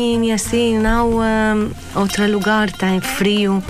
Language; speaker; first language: Portuguese; non-native, learner; Arabic